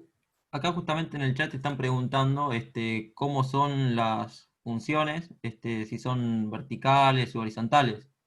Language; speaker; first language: Spanish; native; Spanish